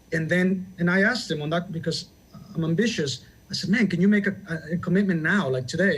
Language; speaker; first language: English; early bilingual, other home language; Spanish